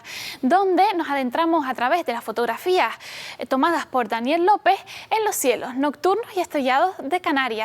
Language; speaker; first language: Spanish; native; Spanish